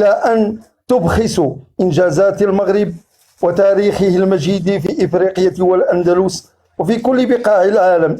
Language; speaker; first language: Arabic; native; Arabic